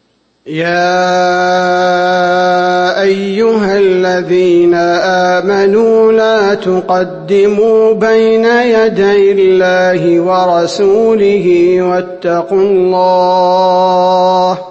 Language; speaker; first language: Arabic; native; Arabic